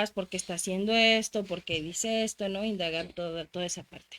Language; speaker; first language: Spanish; native; Spanish